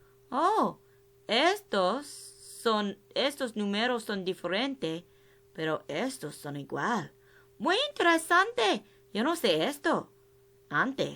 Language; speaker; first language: Spanish; non-native, learner; English